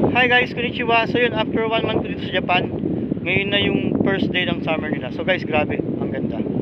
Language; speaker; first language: Filipino; non-native, local second language; Cebuano